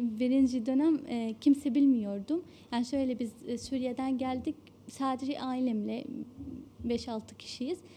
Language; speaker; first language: Turkish; non-native, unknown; Arabic